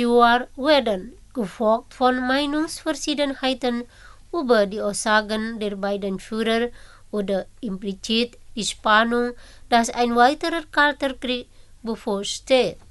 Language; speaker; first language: German; non-native, fluent; Indonesian